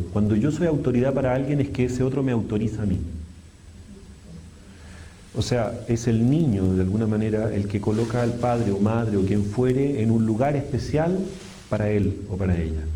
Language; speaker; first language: Spanish; native; Spanish